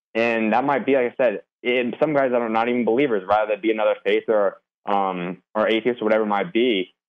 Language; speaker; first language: English; native; English